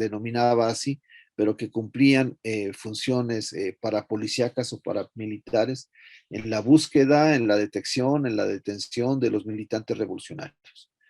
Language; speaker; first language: Spanish; native; Spanish